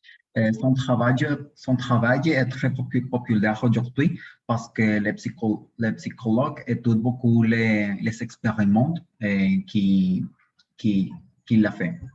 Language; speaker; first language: French; non-native, learner; Spanish